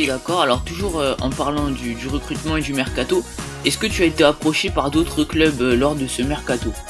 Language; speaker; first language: French; native; French